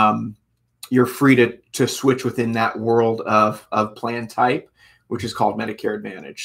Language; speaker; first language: English; native; English